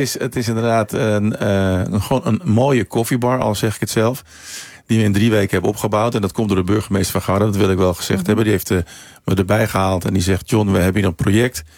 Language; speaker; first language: Dutch; early bilingual, other home language; Sranan Tongo